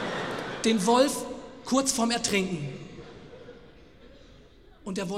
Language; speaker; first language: German; native; German